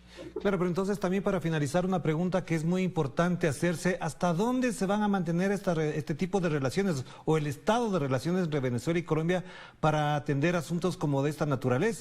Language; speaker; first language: Spanish; native; Spanish